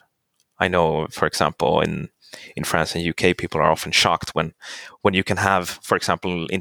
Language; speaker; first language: English; non-native, fluent; Swedish